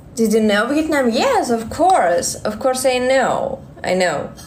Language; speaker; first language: English; non-native, learner; Russian